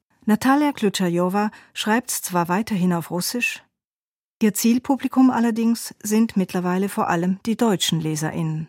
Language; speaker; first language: German; native; German